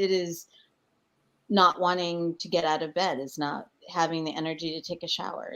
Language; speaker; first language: English; native; English